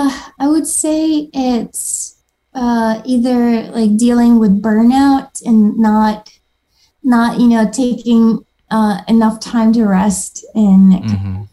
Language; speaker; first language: English; early bilingual, other home language; Romanian